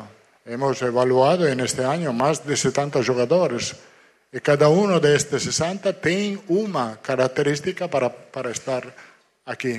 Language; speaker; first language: Portuguese; non-native, fluent; Italian